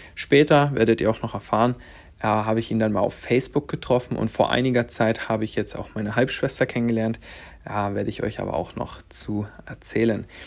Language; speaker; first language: German; native; German